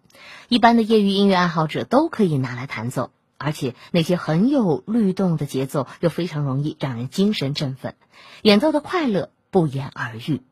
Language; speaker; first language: Chinese; native; Chinese